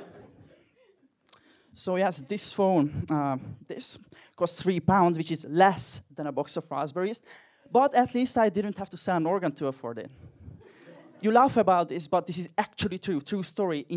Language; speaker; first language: English; non-native, fluent; Hungarian